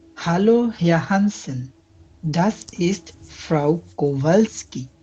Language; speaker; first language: German; non-native, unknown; Bangla